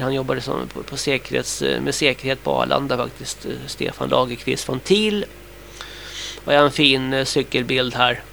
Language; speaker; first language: Swedish; native; Swedish